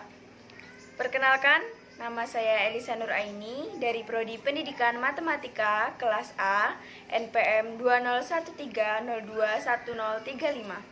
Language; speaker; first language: Indonesian; native; Indonesian